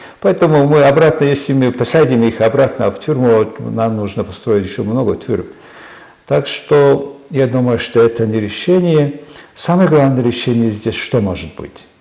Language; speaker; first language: Russian; non-native, fluent; Mongolian